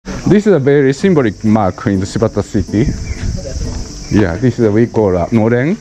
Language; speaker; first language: English; non-native, learner; Japanese